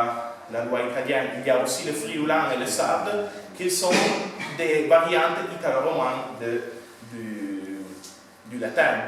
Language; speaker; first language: French; non-native, fluent; Italian